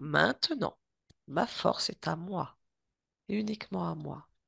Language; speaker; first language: French; native; French